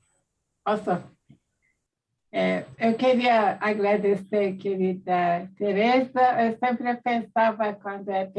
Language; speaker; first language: Portuguese; non-native, fluent; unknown